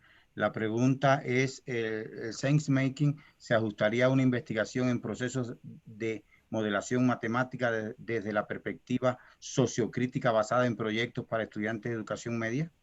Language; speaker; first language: Spanish; native; Spanish